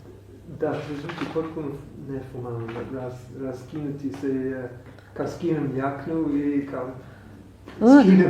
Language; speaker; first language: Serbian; non-native, learner; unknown